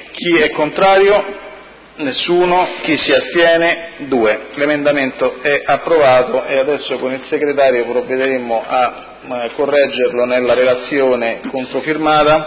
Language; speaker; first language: Italian; native; Italian